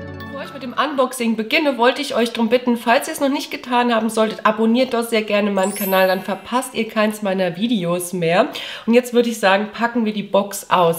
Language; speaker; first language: German; native; German